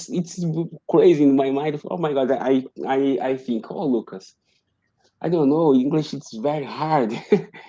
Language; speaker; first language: English; non-native, learner; Portuguese